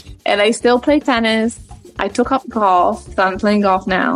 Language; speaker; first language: English; non-native, fluent; French